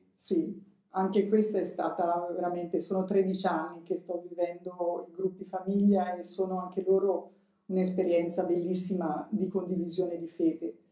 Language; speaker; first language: Italian; native; Italian